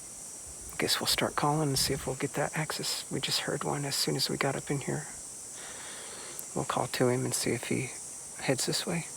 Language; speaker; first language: English; native; English